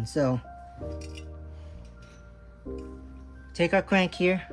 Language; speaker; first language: English; native; English